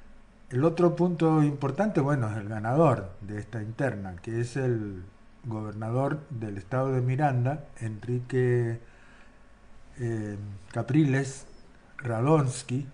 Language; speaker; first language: Spanish; native; Spanish